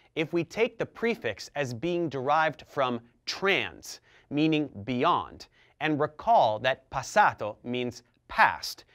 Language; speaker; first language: English; early bilingual, other home language; Italian